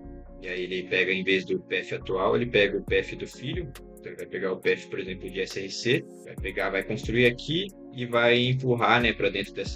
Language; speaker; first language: Portuguese; native; Portuguese